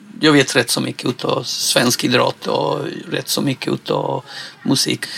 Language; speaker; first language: Swedish; non-native, fluent; Spanish